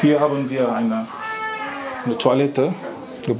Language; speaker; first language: German; non-native, fluent; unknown